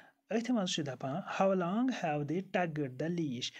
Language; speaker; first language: English; non-native, local second language; Kashmiri